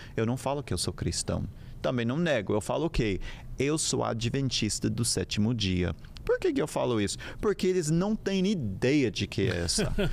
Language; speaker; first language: Portuguese; non-native, fluent; English